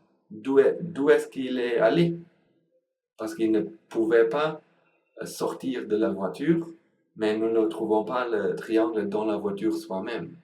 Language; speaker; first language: French; non-native, learner; Sinhala